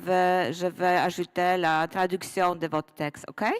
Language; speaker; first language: French; non-native, learner; Polish